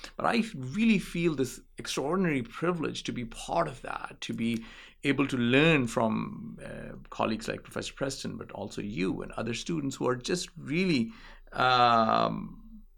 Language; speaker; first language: English; non-native, local second language; Urdu